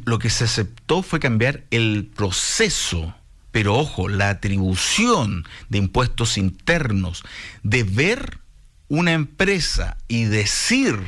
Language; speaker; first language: Spanish; native; Spanish